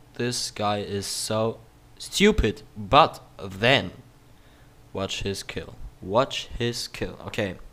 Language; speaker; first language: English; non-native, learner; German